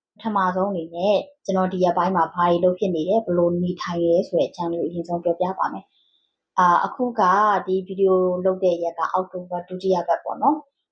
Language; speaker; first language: Burmese; native; Burmese